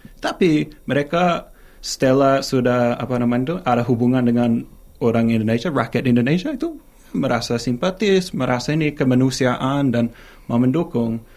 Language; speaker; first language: Indonesian; non-native, fluent; English